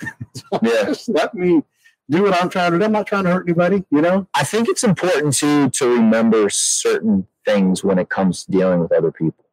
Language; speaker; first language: English; native; English